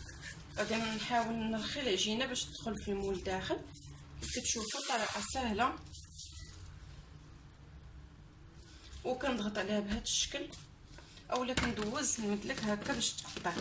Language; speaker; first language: Arabic; native; Arabic